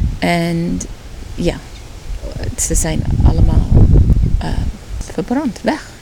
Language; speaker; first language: Dutch; early bilingual, heritage; Dutch